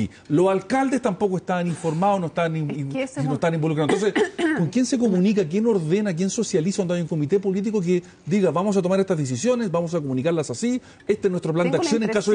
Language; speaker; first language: Spanish; native; Spanish